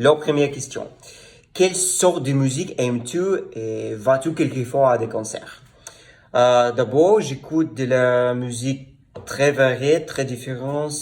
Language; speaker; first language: French; non-native, learner; Russian